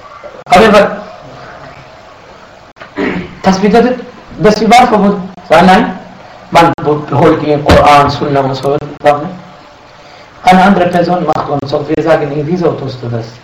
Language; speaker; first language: German; non-native, fluent; Arabic